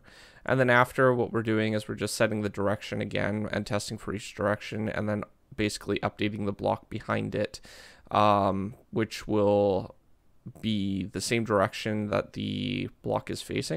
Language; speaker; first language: English; native; English